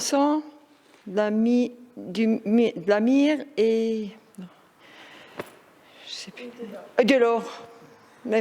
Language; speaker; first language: French; native; French